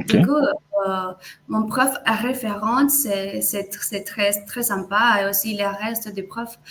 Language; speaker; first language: French; non-native, fluent; Spanish